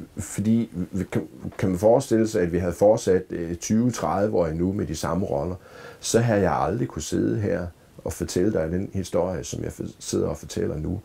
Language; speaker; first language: Danish; native; Danish